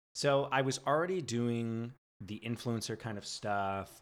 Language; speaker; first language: English; native; English